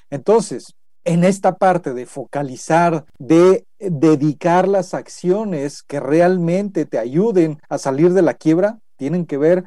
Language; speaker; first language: Spanish; native; Spanish